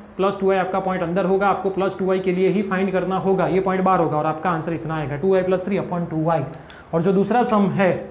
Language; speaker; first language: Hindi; non-native, local second language; Gujarati